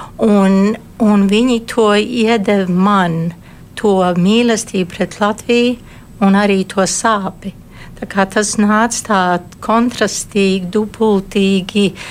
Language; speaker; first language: Latvian; early bilingual, heritage; Latvian